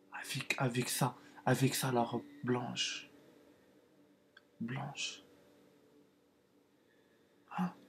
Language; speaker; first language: French; non-native, learner; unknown